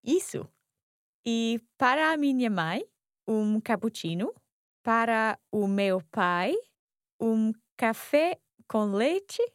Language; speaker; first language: Portuguese; non-native, learner; English